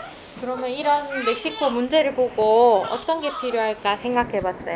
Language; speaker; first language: Korean; native; Korean